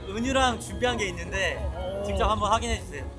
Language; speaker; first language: Korean; native; Korean